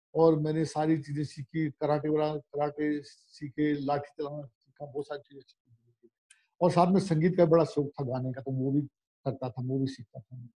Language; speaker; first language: Hindi; native; Hindi